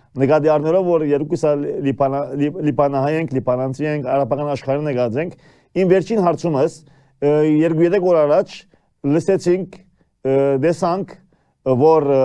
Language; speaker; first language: Armenian; early bilingual, heritage; Armenian